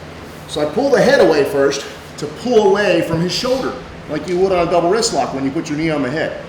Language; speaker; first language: English; native; English